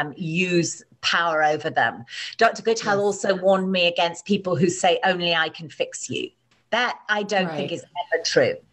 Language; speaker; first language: English; native; English